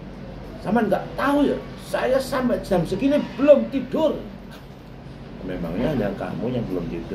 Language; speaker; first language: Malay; non-native, local second language; Javanese